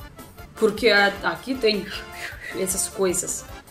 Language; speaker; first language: Portuguese; non-native, learner; Russian